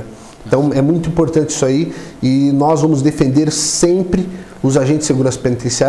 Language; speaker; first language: Portuguese; native; Portuguese